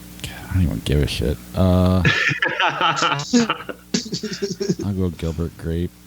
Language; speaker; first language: English; native; English